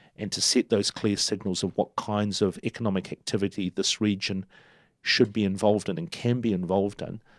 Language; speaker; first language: English; native; English